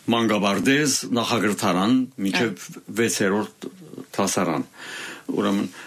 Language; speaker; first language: Armenian; native; Armenian